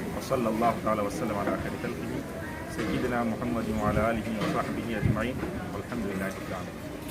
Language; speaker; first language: Urdu; native; Urdu